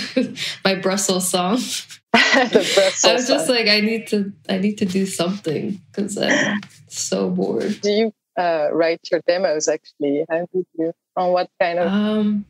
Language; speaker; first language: English; native; English